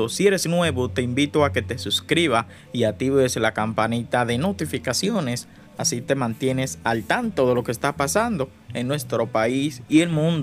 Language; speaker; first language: Spanish; native; Spanish